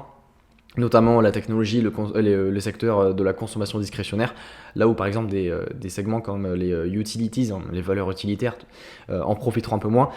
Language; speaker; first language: French; native; French